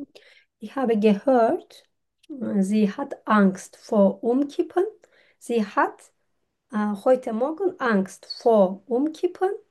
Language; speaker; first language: German; non-native, learner; Turkish